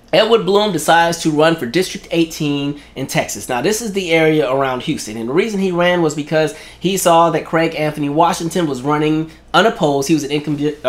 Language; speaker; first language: English; native; English